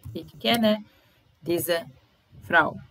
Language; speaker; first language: German; non-native, fluent; Serbian